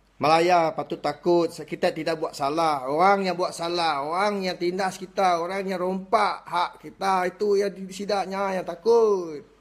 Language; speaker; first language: Malay; non-native, local second language; Iban